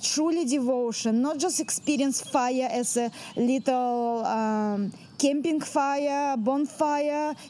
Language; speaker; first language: English; non-native, fluent; Russian